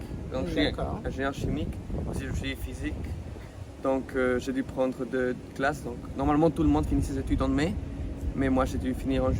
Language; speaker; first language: French; non-native, fluent; Spanish